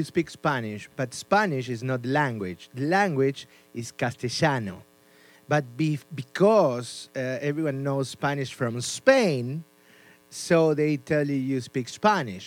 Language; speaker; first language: English; non-native, fluent; Spanish